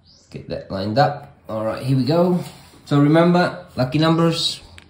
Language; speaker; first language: English; early bilingual, other home language; Portuguese